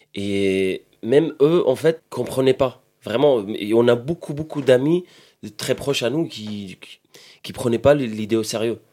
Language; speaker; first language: French; non-native, fluent; Arabic